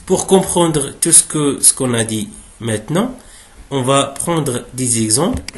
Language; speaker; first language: French; non-native, local second language; Arabic